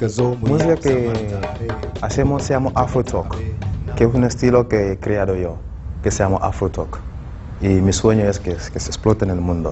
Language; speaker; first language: Spanish; non-native, fluent; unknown